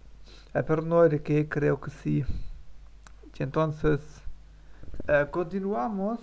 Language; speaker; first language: Spanish; non-native, learner; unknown